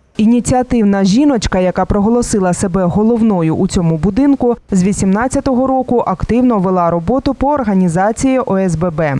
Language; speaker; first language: Ukrainian; native; Ukrainian